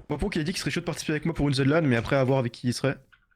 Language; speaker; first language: French; native; French